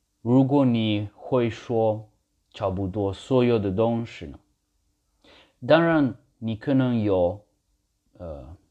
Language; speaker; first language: Chinese; non-native, learner; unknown